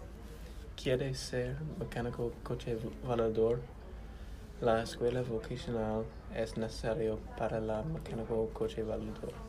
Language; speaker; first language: Spanish; non-native, learner; English